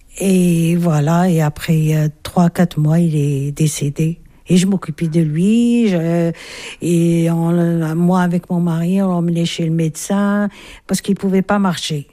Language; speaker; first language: French; non-native, local second language; Arabic